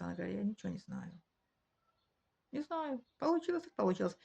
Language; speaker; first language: Russian; non-native, learner; Tajik